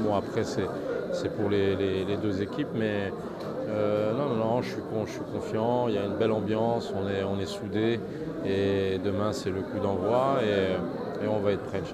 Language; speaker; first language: French; non-native, local second language; Arabic